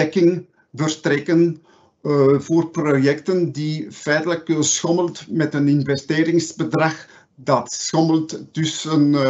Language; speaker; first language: Dutch; non-native, local second language; French